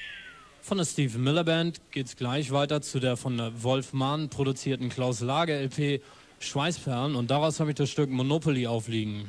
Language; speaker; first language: German; native; German